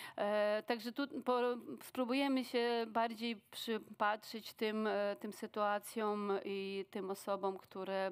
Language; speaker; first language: Polish; non-native, fluent; Ukrainian